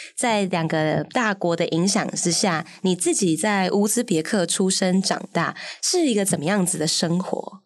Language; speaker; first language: Chinese; native; Chinese